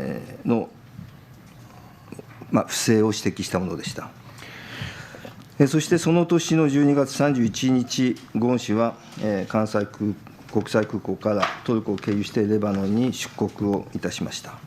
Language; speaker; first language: Japanese; native; Japanese